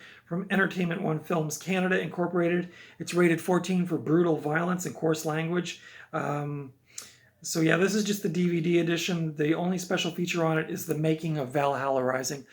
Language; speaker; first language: English; native; English